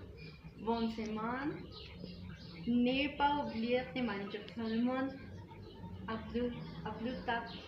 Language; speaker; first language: French; non-native, learner; Spanish